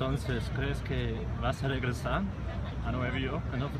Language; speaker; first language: Spanish; non-native, fluent; English